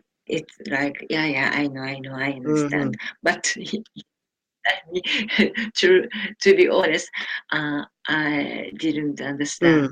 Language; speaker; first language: English; non-native, learner; Japanese